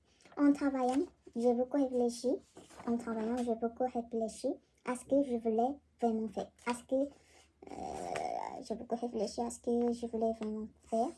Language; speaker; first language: French; non-native, learner; Korean